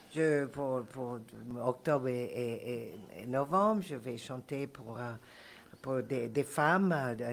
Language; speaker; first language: French; non-native, fluent; Spanish